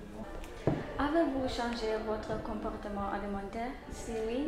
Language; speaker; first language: French; non-native, learner; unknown